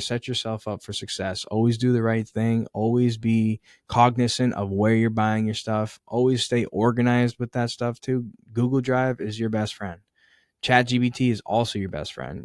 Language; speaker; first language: English; native; English